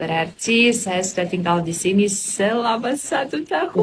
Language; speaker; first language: Indonesian; non-native, fluent; Polish